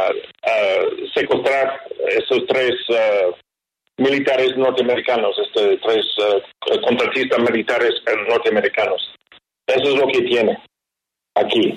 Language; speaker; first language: Spanish; non-native, fluent; English